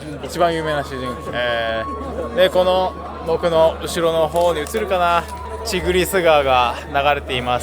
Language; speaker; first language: Japanese; native; Japanese